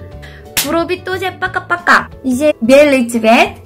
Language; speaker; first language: Russian; non-native, fluent; Korean